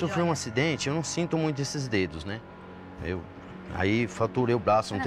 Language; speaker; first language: Portuguese; native; Portuguese